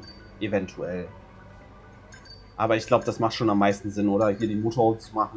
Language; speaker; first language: German; native; German